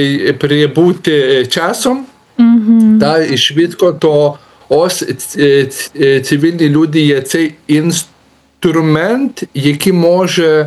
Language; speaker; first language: Ukrainian; non-native, learner; Lithuanian